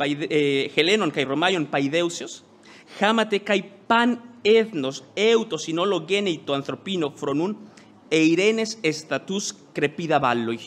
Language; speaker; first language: Greek; non-native, fluent; Spanish